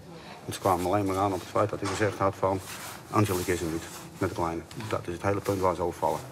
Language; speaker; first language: Dutch; native; Dutch